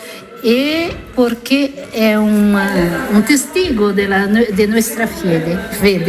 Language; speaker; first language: Spanish; non-native, learner; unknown